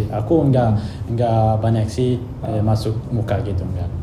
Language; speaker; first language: Indonesian; non-native, fluent; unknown